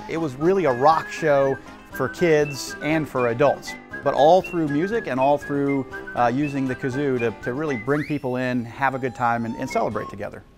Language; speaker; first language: English; native; English